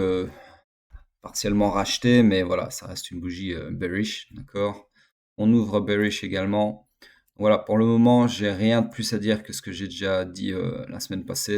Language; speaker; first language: French; native; French